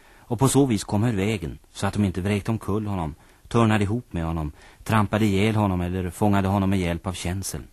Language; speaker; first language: Swedish; native; Swedish